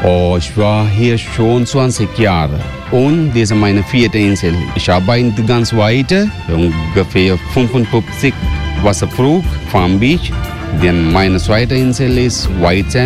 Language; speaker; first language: German; non-native, learner; Sinhala